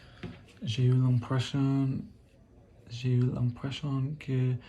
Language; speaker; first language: French; non-native, learner; English